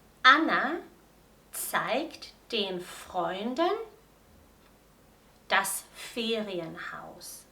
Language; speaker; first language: German; non-native, fluent; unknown